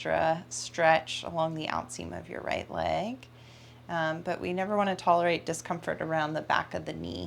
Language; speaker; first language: English; native; English